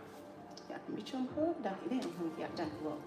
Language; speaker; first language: Dutch; non-native, fluent; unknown